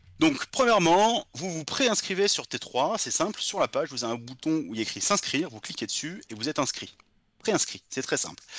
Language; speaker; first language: French; native; French